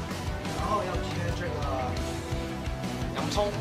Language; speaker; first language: Chinese; non-native, learner; English